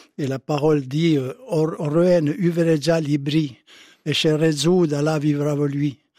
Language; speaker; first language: French; native; French